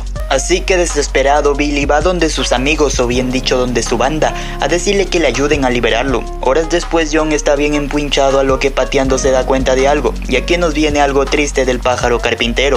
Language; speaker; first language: Spanish; native; Spanish